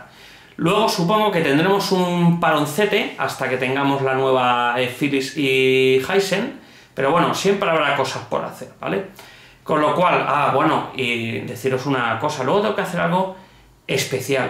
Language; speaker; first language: Spanish; native; Spanish